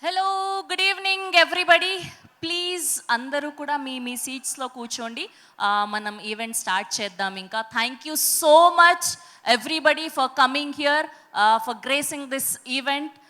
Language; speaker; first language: Telugu; native; Telugu